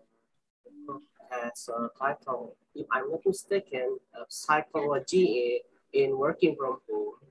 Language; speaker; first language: English; non-native, learner; Indonesian